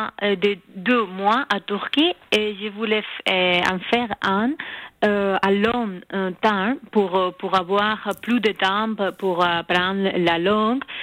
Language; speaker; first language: French; non-native, learner; Spanish